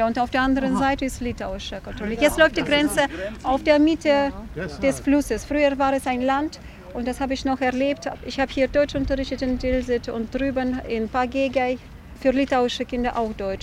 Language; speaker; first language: German; non-native, fluent; Russian